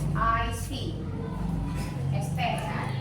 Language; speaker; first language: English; non-native, learner; Indonesian